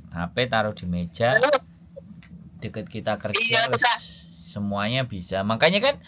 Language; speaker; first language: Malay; non-native, local second language; Javanese